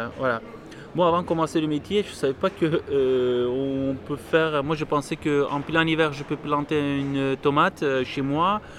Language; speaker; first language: French; non-native, fluent; Turkish